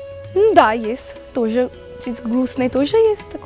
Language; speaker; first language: Russian; non-native, learner; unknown